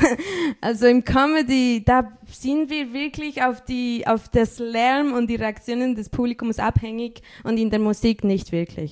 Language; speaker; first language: German; early bilingual, other home language; Spanish